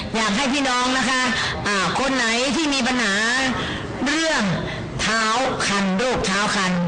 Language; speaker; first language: Thai; native; Thai